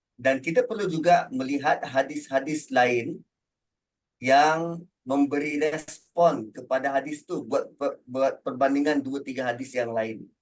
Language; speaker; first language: Malay; native; Malay